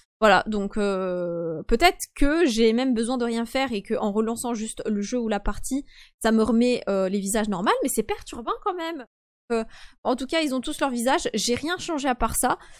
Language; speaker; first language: French; early bilingual, other home language; Polish